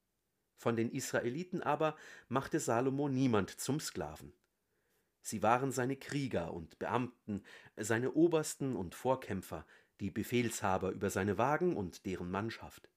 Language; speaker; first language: German; native; German